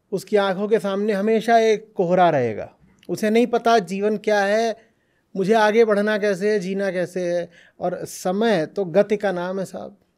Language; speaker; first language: Hindi; native; Hindi